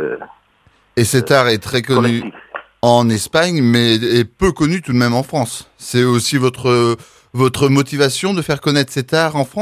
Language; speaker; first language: French; native; French